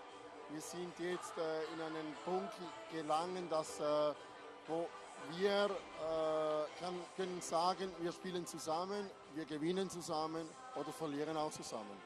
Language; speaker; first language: German; non-native, local second language; French